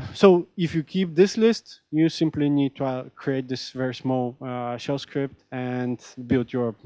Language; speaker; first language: English; non-native, fluent; Bulgarian